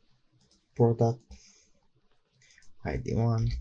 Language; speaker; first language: English; non-native, fluent; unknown